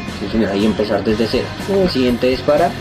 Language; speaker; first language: Spanish; native; Spanish